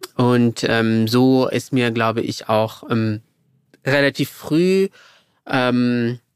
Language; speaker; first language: German; early bilingual, other home language; Arabic